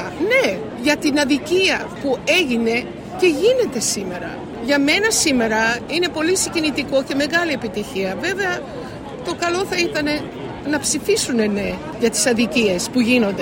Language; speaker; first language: Greek; early bilingual, heritage; Greek